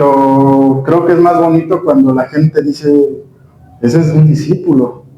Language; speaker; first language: Spanish; native; Spanish